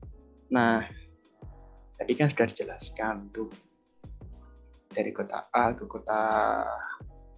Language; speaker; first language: Indonesian; native; Indonesian